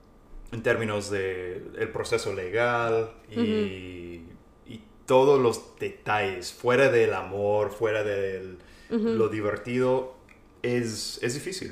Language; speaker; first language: Spanish; non-native, fluent; English